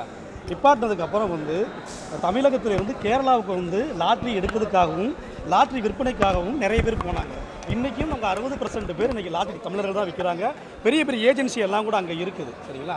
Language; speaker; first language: Tamil; native; Tamil